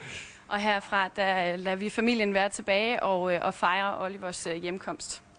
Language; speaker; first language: Danish; native; Danish